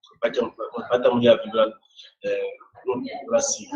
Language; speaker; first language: Russian; non-native, fluent; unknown